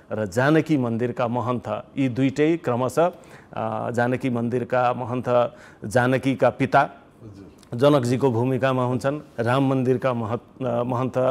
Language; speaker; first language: Nepali; non-native, local second language; Maithili